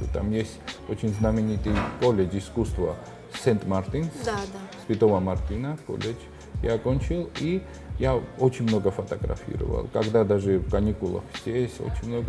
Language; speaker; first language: Russian; non-native, fluent; Georgian